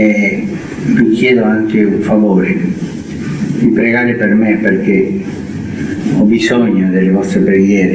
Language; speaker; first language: Italian; early bilingual, heritage; Spanish